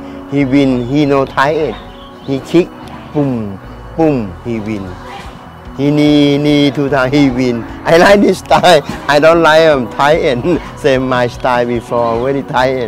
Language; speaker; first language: English; non-native, learner; Thai